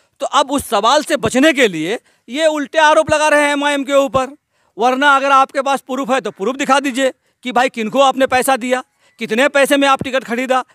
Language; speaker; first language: Hindi; native; Hindi